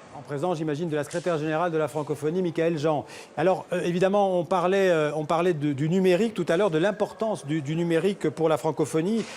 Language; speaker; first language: French; native; French